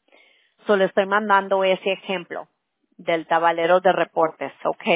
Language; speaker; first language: Spanish; early bilingual, heritage; English